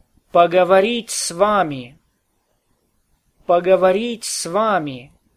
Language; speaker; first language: Russian; non-native, learner; English